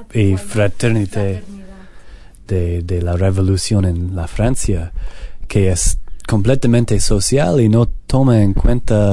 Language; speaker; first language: Spanish; non-native, learner; English